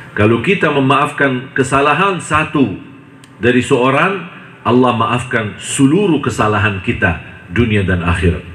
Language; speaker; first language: Indonesian; non-native, fluent; Arabic